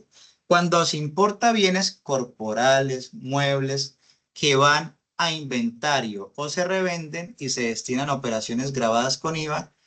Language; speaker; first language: Spanish; native; Spanish